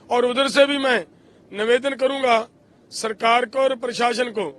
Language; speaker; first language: Hindi; non-native, local second language; Punjabi